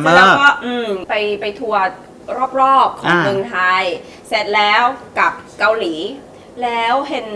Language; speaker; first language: Thai; non-native, fluent; Korean